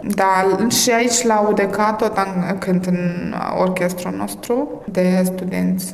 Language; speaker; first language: Romanian; early bilingual, heritage; Romanian